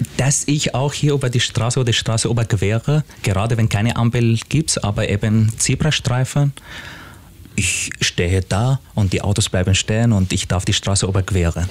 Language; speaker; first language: German; non-native, fluent; Arabic